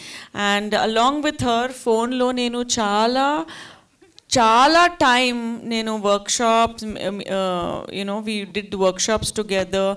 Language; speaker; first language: Telugu; non-native, fluent; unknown